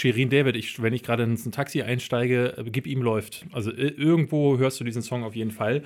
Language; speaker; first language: German; native; German